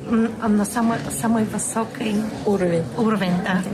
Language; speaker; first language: Russian; non-native, fluent; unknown